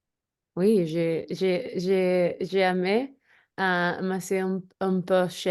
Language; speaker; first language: French; non-native, learner; Spanish